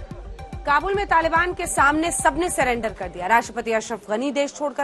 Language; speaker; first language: Hindi; native; Hindi